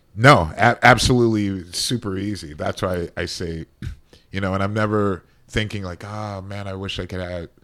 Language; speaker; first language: English; native; English